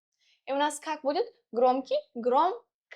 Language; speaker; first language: Russian; non-native, local second language; Uzbek